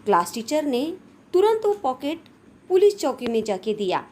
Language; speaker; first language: Hindi; non-native, local second language; Marathi